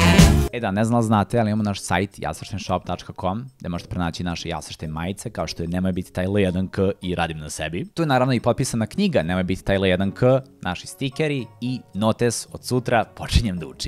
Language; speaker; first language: Serbian; native; Serbian